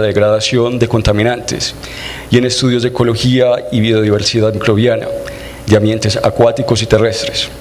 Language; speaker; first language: Spanish; native; Spanish